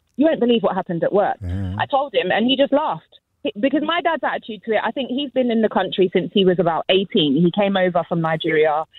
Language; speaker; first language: English; native; English